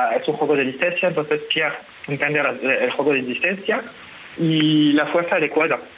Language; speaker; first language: Spanish; non-native, fluent; French